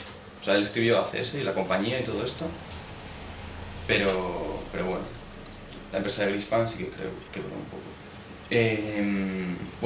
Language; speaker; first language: Spanish; native; Spanish